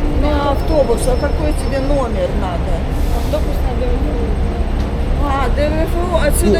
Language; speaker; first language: Russian; native; Russian